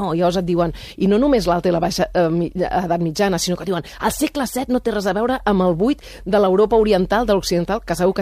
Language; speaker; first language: Catalan; native; Catalan